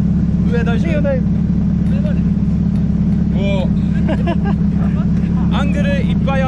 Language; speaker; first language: Japanese; non-native, learner; English